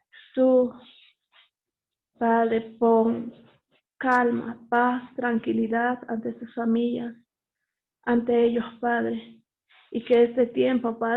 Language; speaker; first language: Spanish; native; Spanish